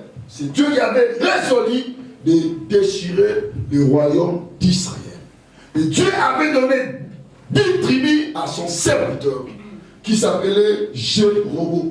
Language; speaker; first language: French; non-native, local second language; Lingala